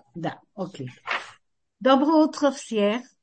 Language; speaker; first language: Russian; non-native, fluent; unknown